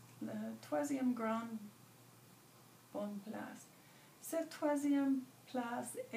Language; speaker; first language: French; non-native, learner; English